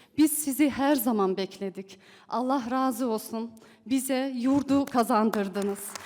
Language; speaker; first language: Turkish; early bilingual, heritage; Turkish